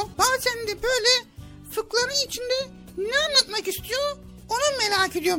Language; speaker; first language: Turkish; native; Turkish